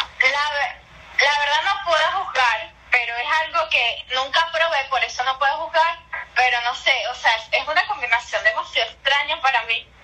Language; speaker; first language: Spanish; native; Spanish